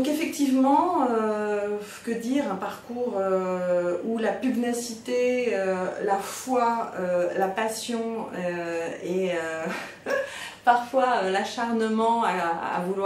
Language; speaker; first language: French; native; French